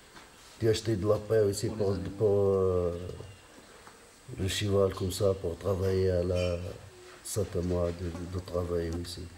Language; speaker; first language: French; non-native, learner; Riffian